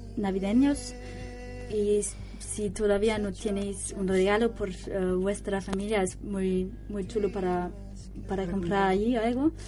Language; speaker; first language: Spanish; non-native, learner; German